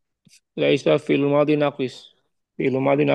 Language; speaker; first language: Arabic; non-native, learner; Indonesian